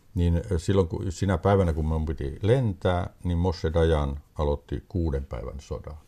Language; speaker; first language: Finnish; native; Finnish